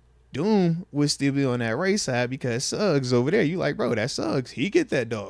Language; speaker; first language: English; native; English